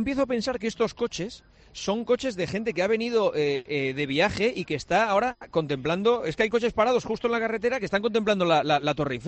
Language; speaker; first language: Spanish; native; Spanish